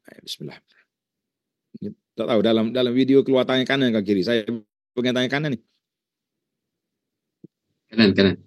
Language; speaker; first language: Malay; native; Malay